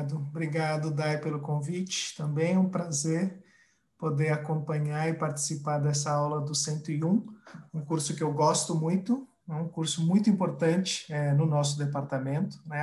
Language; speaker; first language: Portuguese; early bilingual, other home language; Spanish